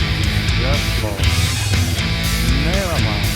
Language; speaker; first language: English; non-native, learner; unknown